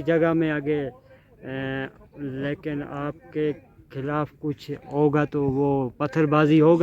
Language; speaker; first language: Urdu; non-native, local second language; Kashmiri